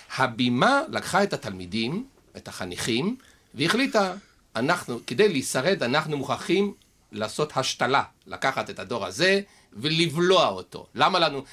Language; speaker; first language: Hebrew; native; Hebrew